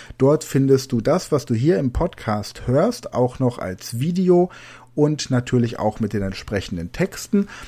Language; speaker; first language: German; native; German